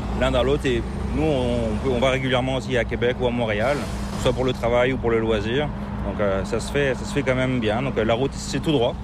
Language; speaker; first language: French; native; French